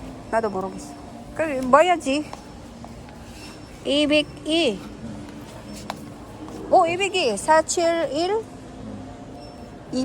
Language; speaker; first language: Korean; non-native, learner; Filipino